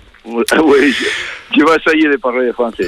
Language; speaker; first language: French; non-native, learner; Spanish